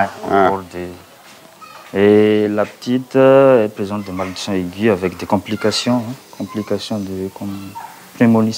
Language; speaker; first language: French; non-native, local second language; Malagasy